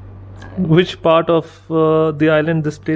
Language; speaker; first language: English; non-native, local second language; Hindi